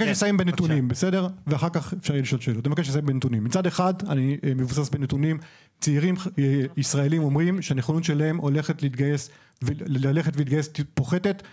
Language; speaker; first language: Hebrew; native; Hebrew